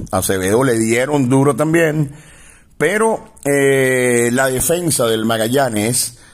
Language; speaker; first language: Spanish; native; Spanish